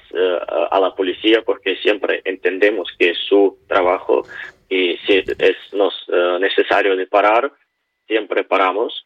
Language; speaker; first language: Spanish; non-native, learner; Ukrainian